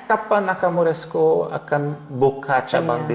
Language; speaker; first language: Indonesian; non-native, learner; Portuguese